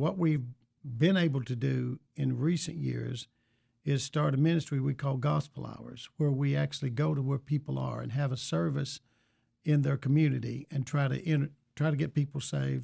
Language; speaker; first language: English; native; English